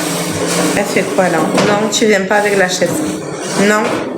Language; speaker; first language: French; native; French